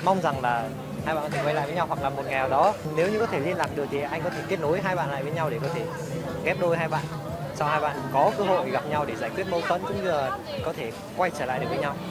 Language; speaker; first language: Vietnamese; native; Vietnamese